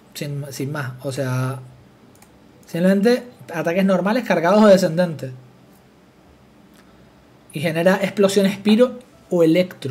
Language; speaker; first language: Spanish; native; Spanish